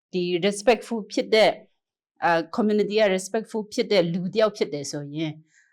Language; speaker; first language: Burmese; non-native, local second language; Kachin